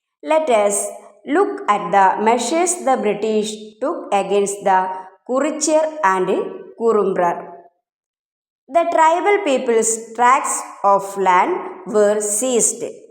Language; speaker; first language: English; non-native, local second language; Malayalam